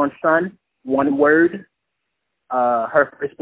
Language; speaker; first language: English; native; English